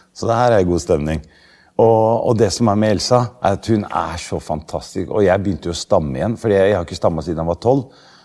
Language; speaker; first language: Norwegian; early bilingual, other home language; Arabic